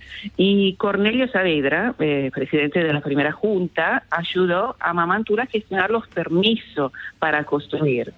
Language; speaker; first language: Spanish; non-native, fluent; Italian